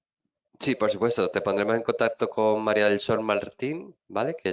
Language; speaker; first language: Spanish; native; Spanish